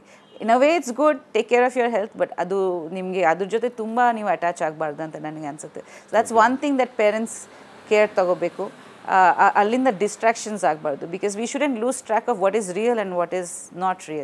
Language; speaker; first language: Kannada; non-native, local second language; Bangla